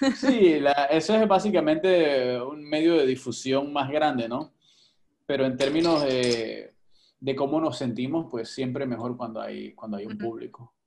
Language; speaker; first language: Spanish; native; Spanish